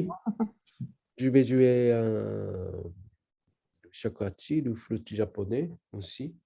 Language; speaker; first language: French; non-native, learner; Japanese